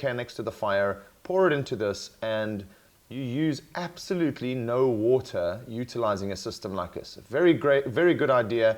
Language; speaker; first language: English; native; English